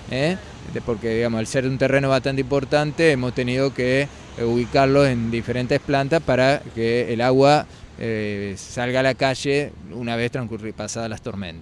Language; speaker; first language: Spanish; native; Spanish